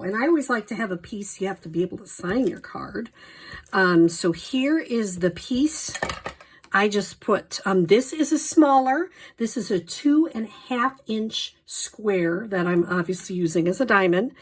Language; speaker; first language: English; native; English